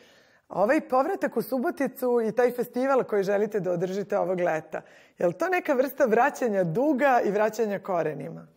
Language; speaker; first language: Serbian; native; Serbian